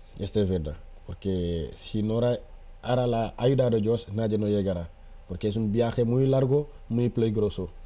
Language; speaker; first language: Spanish; non-native, fluent; Wolof